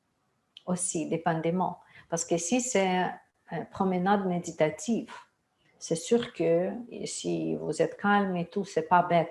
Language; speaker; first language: French; non-native, fluent; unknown